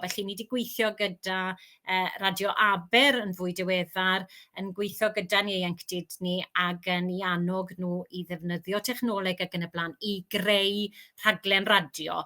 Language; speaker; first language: Welsh; native; Welsh